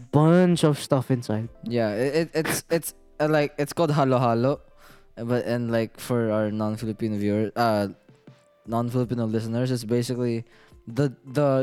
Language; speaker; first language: English; non-native, local second language; Filipino